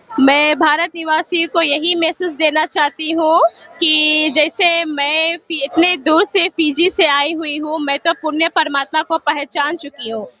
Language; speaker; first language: Hindi; native; Hindi